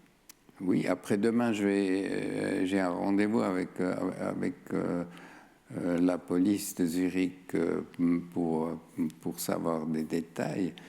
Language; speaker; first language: French; non-native, fluent; German